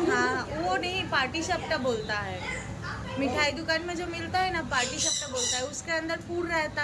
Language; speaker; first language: Hindi; non-native, local second language; Bangla